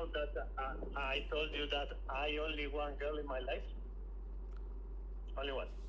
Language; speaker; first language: English; non-native, learner; Spanish